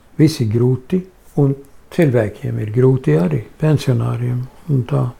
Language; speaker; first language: Latvian; non-native, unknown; Swedish